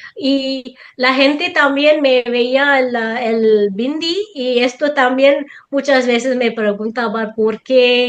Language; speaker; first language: Spanish; non-native, fluent; Tamil